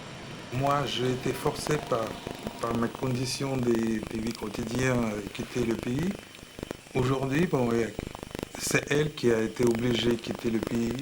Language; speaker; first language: French; non-native, fluent; Russian